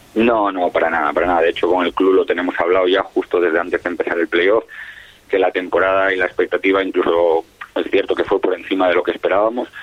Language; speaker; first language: Spanish; native; Spanish